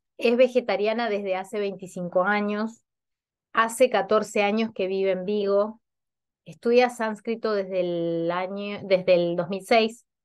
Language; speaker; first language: Spanish; native; Spanish